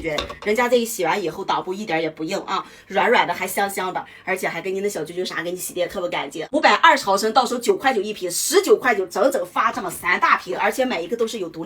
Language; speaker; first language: Chinese; native; Chinese